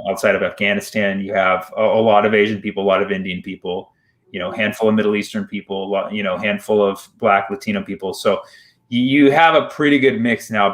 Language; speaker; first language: English; early bilingual, other home language; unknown